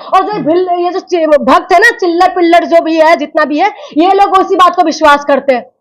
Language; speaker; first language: Hindi; non-native, local second language; Assamese